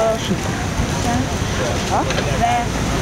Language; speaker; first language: English; non-native, learner; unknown